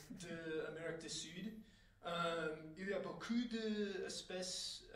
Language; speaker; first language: French; non-native, fluent; English